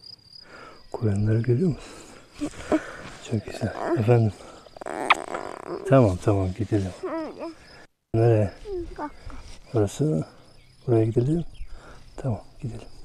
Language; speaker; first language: Turkish; non-native, fluent; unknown